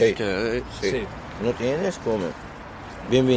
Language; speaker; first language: Spanish; non-native, learner; Arabic